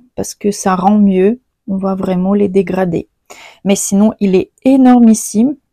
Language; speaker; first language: French; non-native, fluent; Ukrainian